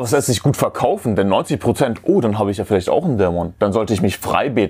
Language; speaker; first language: German; native; German